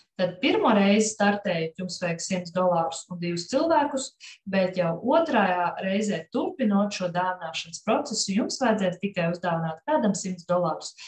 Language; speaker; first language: Latvian; non-native, local second language; Russian